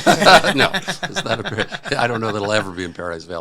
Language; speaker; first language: English; native; English